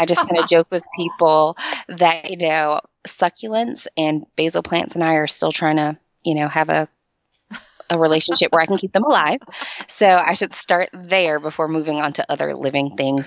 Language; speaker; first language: English; native; English